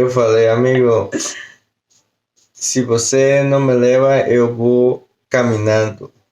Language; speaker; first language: Portuguese; non-native, learner; Spanish